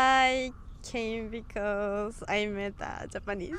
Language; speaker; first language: English; non-native, fluent; Spanish